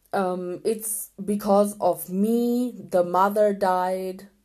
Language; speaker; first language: English; non-native, fluent; Urdu